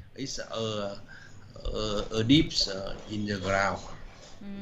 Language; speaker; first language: English; non-native, learner; Vietnamese